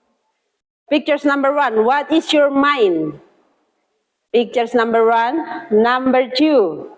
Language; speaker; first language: English; non-native, fluent; Indonesian